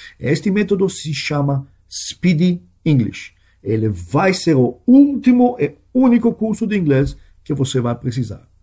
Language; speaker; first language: Portuguese; non-native, fluent; Hebrew